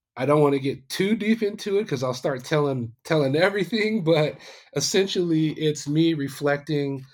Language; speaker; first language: English; native; English